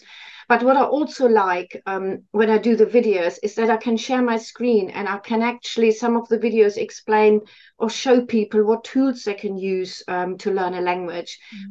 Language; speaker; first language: English; non-native, fluent; German